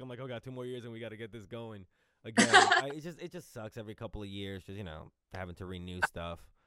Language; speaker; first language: English; early bilingual, other home language; Spanish